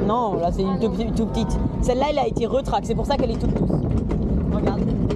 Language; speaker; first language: French; native; French